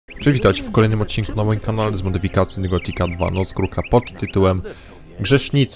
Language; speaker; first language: Polish; native; Polish